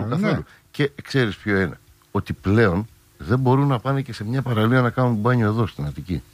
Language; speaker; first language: Greek; native; Greek